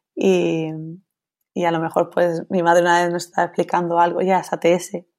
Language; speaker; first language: Spanish; native; Spanish